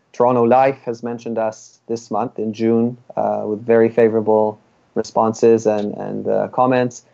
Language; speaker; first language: English; early bilingual, other home language; Hebrew